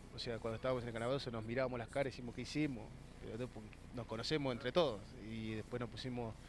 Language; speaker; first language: Spanish; native; Spanish